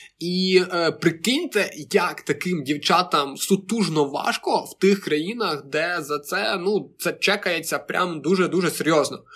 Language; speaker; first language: Ukrainian; native; Ukrainian